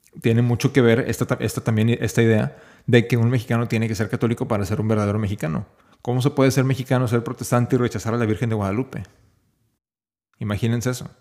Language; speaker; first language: Spanish; native; Spanish